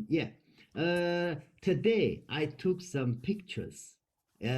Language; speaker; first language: English; non-native, learner; Chinese